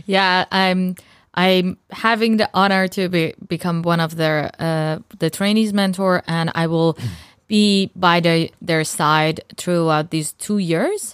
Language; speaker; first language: English; non-native, fluent; Persian